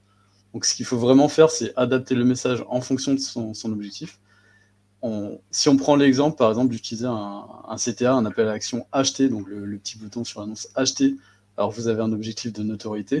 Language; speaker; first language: French; native; French